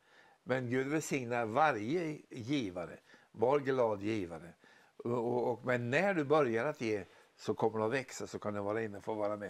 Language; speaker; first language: Swedish; native; Swedish